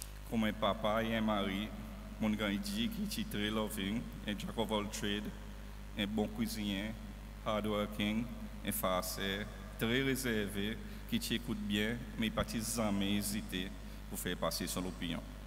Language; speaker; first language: French; non-native, local second language; Seselwa Creole French